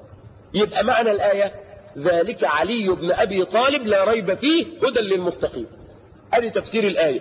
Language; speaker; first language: Arabic; native; Arabic